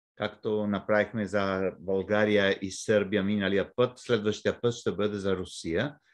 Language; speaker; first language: Bulgarian; non-native, fluent; Italian